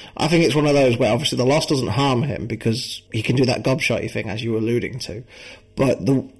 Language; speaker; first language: English; native; English